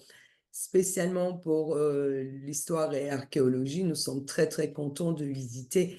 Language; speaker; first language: French; non-native, fluent; Turkish